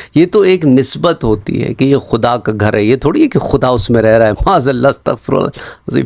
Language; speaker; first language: Urdu; native; Urdu